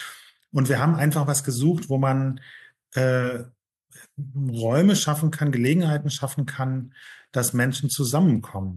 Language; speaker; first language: German; native; German